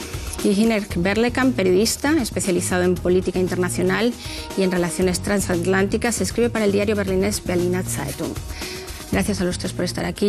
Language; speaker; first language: Spanish; native; Spanish